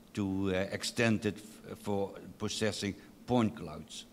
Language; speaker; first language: English; non-native, fluent; Dutch